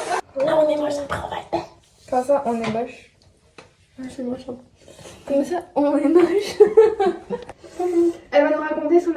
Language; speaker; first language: French; native; French